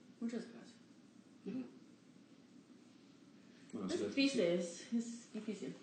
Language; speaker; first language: Spanish; non-native, learner; English